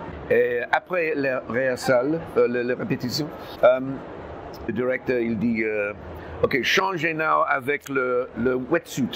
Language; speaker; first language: French; non-native, learner; English